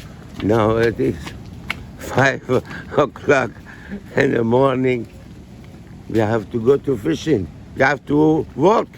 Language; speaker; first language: English; non-native, learner; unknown